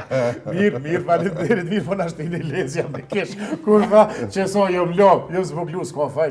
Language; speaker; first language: Albanian; native; Albanian